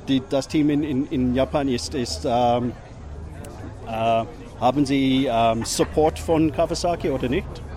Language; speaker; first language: German; non-native, learner; English